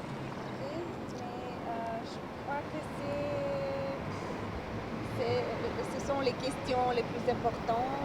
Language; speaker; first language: French; non-native, fluent; Bulgarian